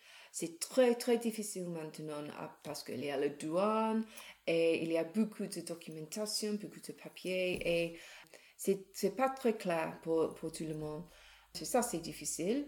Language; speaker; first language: French; non-native, learner; English